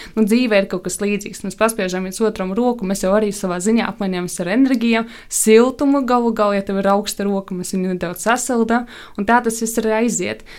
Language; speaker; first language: Latvian; non-native, local second language; Russian